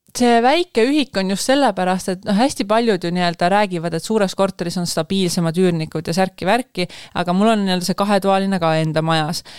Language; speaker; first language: Estonian; native; Estonian